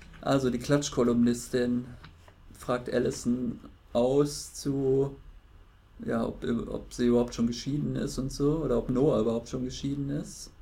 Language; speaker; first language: German; native; German